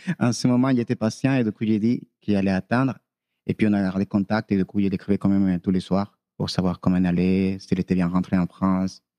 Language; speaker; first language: French; non-native, fluent; Spanish